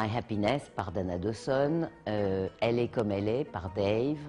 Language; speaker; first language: French; native; French